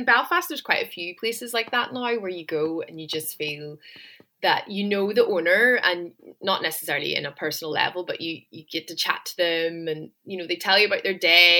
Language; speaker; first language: English; native; English